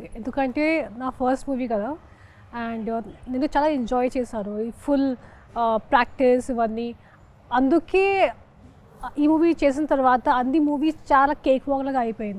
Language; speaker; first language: Telugu; non-native, local second language; Hindi